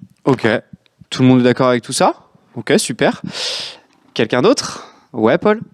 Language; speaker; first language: French; native; French